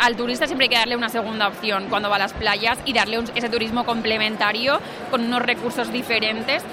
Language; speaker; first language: Spanish; native; Spanish